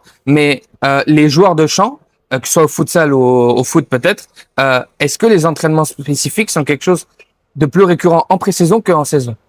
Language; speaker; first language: French; native; French